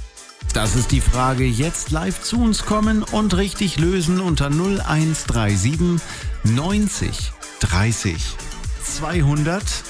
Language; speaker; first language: German; native; German